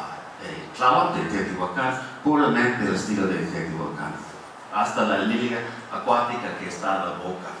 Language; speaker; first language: Spanish; non-native, fluent; English